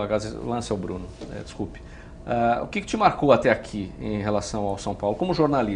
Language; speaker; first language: Portuguese; native; Portuguese